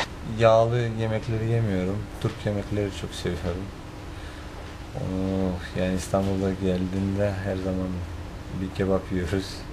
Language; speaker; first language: Turkish; non-native, fluent; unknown